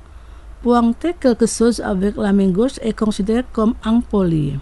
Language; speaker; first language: French; non-native, fluent; Indonesian